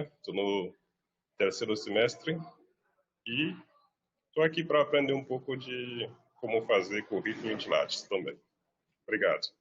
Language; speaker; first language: Portuguese; non-native, fluent; Haitian Creole